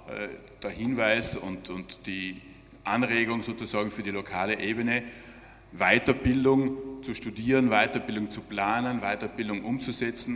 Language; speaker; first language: German; native; German